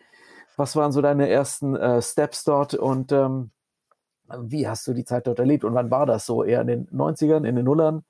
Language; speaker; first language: German; native; German